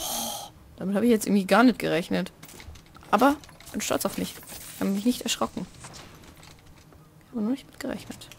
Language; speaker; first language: German; native; German